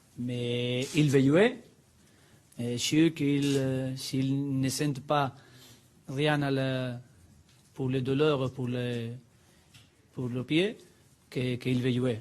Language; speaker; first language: French; non-native, learner; Spanish